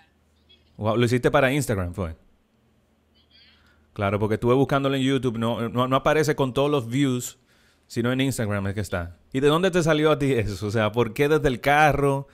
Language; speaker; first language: Spanish; native; Spanish